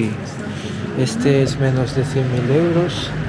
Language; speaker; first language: Spanish; non-native, fluent; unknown